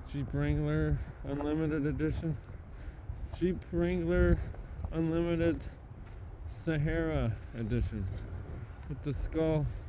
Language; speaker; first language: English; native; English